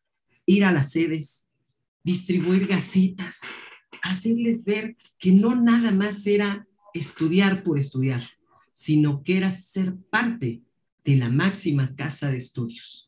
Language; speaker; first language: Spanish; native; Spanish